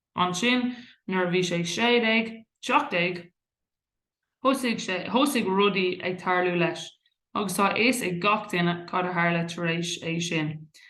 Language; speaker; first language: Irish; non-native, local second language; English